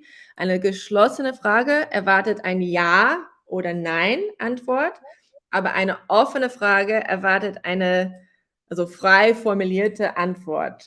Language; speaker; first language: German; non-native, fluent; English